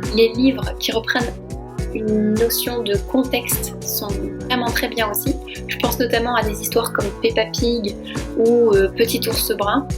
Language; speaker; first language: French; native; French